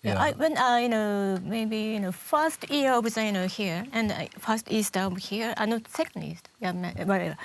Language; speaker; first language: English; non-native, learner; Japanese